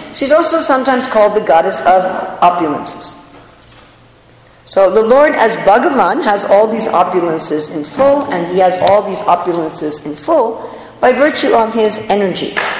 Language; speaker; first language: English; native; English